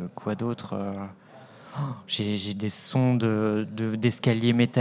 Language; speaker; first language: French; native; French